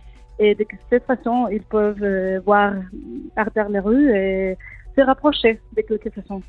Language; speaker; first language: French; non-native, learner; Spanish